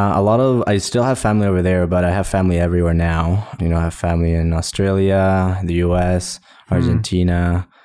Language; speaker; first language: English; early bilingual, other home language; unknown